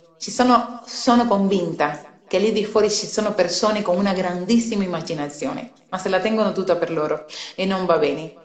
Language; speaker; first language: Italian; non-native, fluent; Spanish